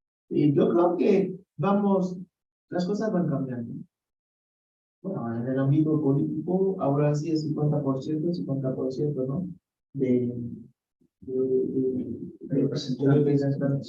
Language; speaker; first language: Spanish; non-native, fluent; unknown